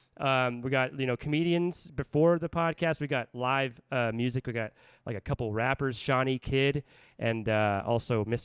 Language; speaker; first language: English; native; English